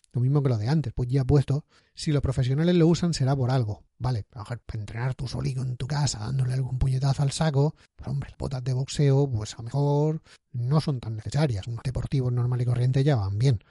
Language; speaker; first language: Spanish; native; Spanish